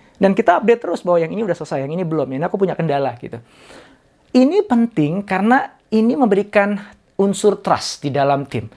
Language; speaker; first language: Indonesian; native; Indonesian